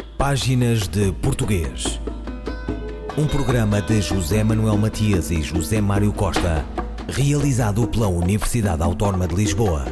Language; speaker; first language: Portuguese; native; Portuguese